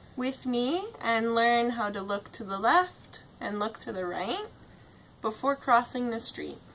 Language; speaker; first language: English; native; English